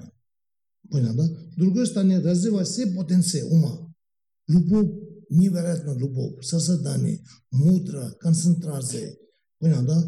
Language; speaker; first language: Russian; non-native, learner; Tibetan